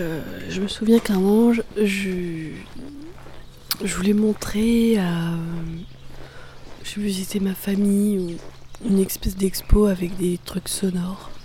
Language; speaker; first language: French; native; French